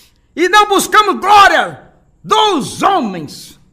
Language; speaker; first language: Portuguese; native; Portuguese